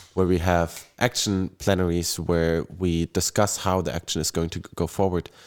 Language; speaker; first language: English; non-native, fluent; German